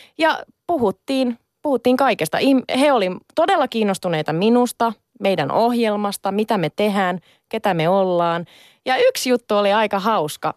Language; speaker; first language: Finnish; native; Finnish